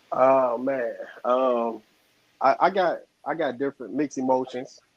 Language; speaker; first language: English; native; English